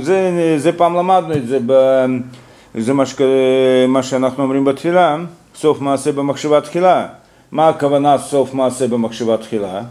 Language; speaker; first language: Hebrew; non-native, fluent; Russian